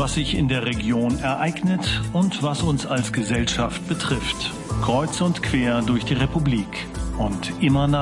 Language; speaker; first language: German; native; German